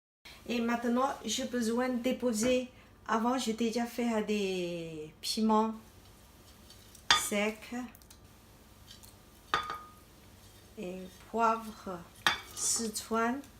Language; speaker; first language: French; non-native, learner; Chinese